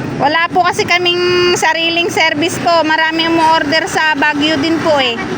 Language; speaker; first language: Filipino; non-native, local second language; Cebuano